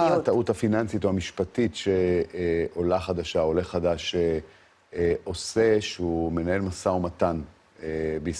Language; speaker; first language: Hebrew; native; Hebrew